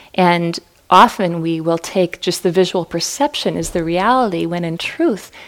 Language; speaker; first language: English; native; English